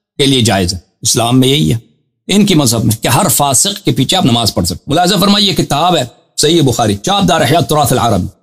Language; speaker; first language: Urdu; non-native, fluent; Persian